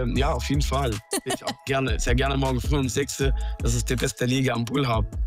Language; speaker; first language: German; non-native, fluent; Arabic